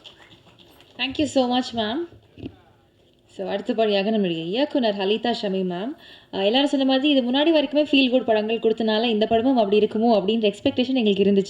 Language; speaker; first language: Tamil; native; Tamil